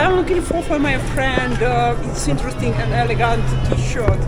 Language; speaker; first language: English; non-native, learner; Russian